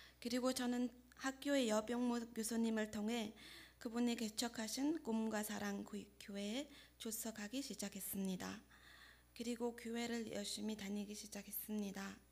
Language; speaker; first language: Korean; non-native, fluent; Mongolian